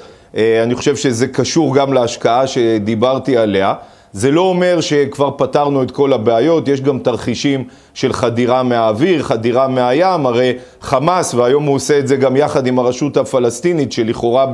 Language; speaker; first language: Hebrew; native; Hebrew